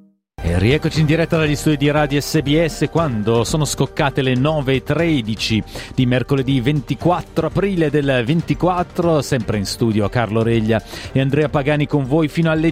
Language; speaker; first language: Italian; native; Italian